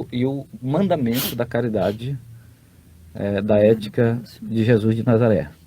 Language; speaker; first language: Portuguese; native; Portuguese